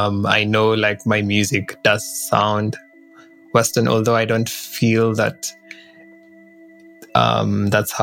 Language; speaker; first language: English; non-native, local second language; Kikuyu